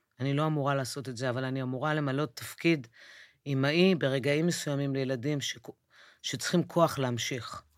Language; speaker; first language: Hebrew; early bilingual, other home language; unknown